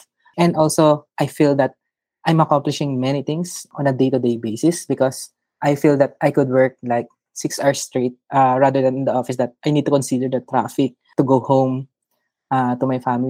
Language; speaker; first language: English; non-native, local second language; Filipino